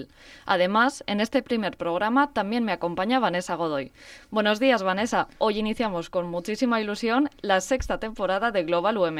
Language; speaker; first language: Spanish; native; Spanish